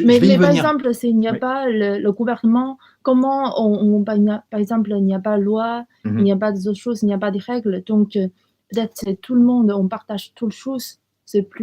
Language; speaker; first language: French; non-native, learner; Chinese